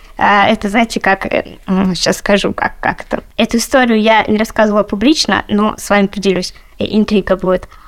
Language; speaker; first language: Russian; native; Russian